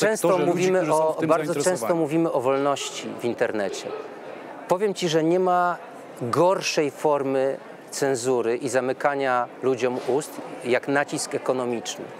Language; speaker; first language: Polish; native; Polish